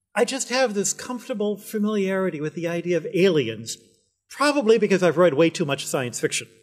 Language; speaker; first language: English; native; English